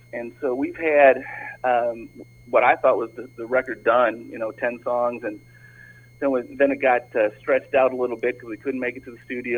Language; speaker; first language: English; native; English